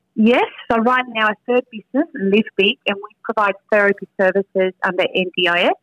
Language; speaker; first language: English; early bilingual, other home language; Spanish